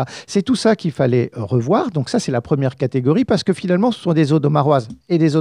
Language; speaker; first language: French; native; French